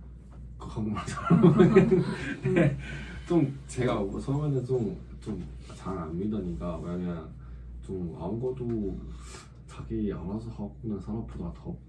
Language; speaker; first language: Korean; non-native, learner; Chinese